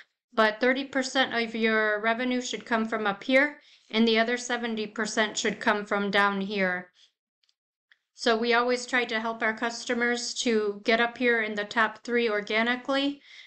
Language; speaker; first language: English; native; English